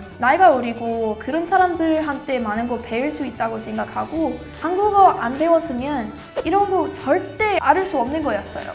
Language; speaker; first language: Korean; non-native, learner; English